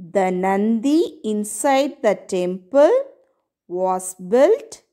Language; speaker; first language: English; non-native, local second language; Tamil